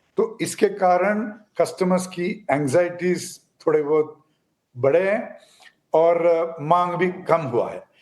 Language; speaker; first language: Hindi; non-native, local second language; Tamil